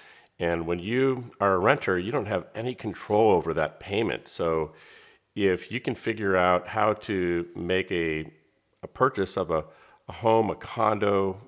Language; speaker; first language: English; native; English